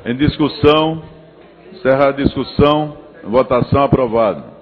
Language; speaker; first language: Portuguese; native; Portuguese